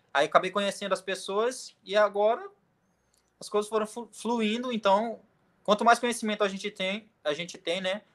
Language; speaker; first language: Portuguese; native; Portuguese